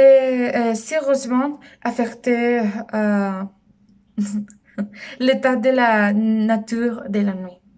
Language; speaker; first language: French; non-native, learner; Spanish